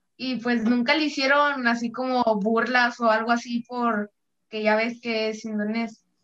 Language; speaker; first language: Spanish; native; Spanish